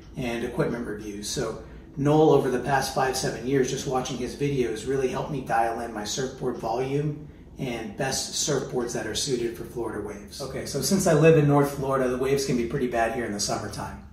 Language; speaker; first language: English; native; English